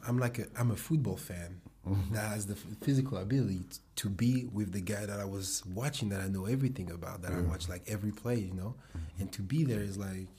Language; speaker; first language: English; non-native, fluent; French